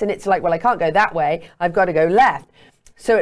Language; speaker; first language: English; native; English